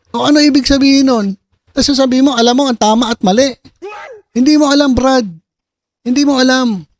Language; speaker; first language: Filipino; native; Filipino